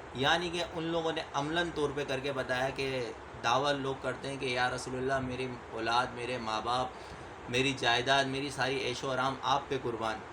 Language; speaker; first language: Urdu; native; Urdu